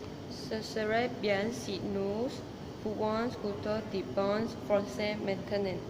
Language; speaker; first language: French; non-native, learner; Malay